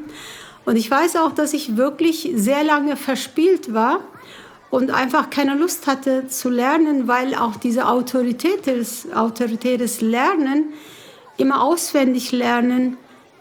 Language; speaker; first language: German; early bilingual, other home language; Kurdish